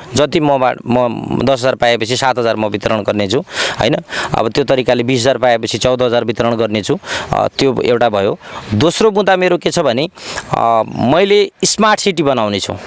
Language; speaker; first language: Nepali; native; Nepali